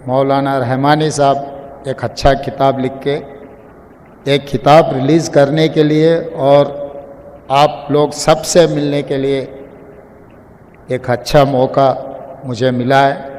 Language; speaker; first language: Hindi; non-native, local second language; Telugu